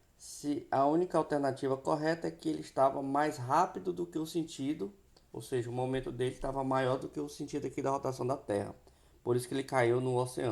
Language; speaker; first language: Portuguese; native; Portuguese